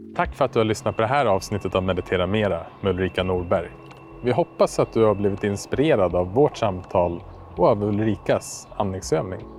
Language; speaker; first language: Swedish; native; Swedish